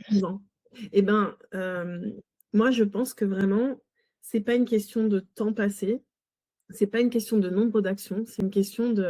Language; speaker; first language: French; native; French